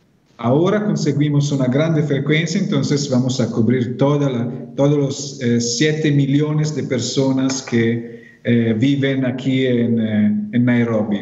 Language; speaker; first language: Spanish; non-native, fluent; Italian